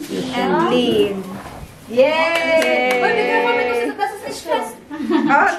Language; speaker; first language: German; non-native, learner; Filipino